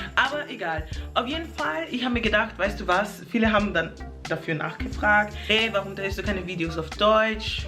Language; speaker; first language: German; early bilingual, other home language; English